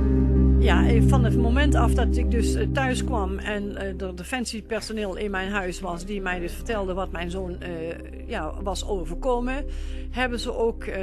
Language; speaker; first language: Dutch; native; Dutch